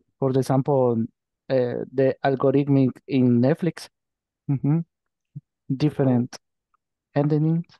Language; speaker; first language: English; non-native, learner; Spanish